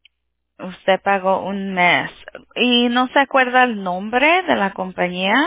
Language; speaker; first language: Spanish; early bilingual, heritage; Spanish